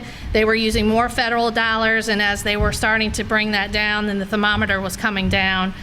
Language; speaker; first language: English; native; English